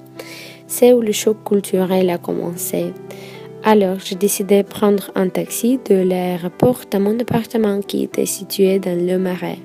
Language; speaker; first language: French; non-native, fluent; Russian